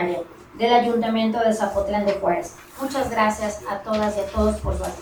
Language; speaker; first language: Spanish; native; Spanish